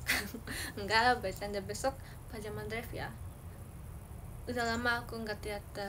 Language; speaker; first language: Indonesian; early bilingual, heritage; Indonesian